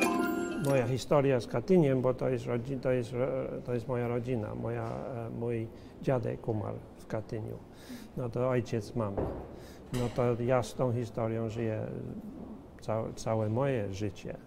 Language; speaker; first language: Polish; early bilingual, heritage; Polish